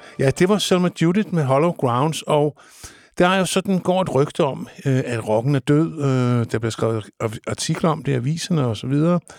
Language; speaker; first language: Danish; native; Danish